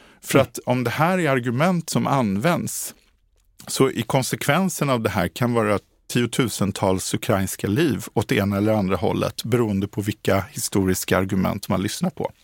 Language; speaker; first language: Swedish; native; Swedish